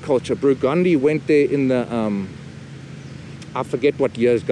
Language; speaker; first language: English; native; English